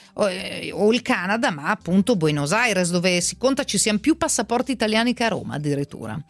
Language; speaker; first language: Italian; native; Italian